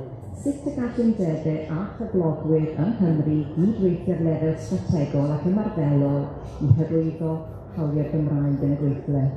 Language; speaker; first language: Welsh; native; Welsh